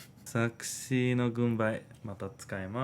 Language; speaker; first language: Japanese; non-native, fluent; English